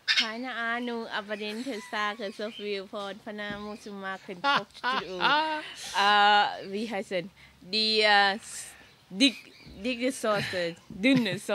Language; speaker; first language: German; non-native, learner; Thai